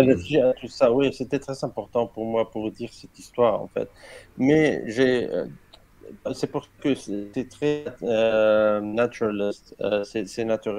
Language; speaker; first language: French; non-native, learner; Arabic